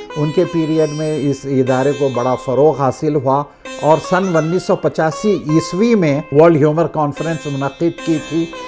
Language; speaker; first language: Urdu; native; Urdu